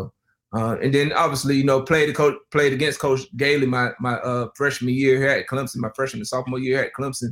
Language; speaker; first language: English; native; English